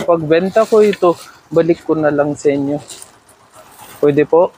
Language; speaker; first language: Filipino; non-native, learner; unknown